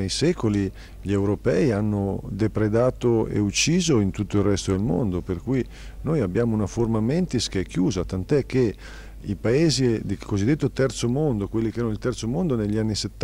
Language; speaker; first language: Italian; native; Italian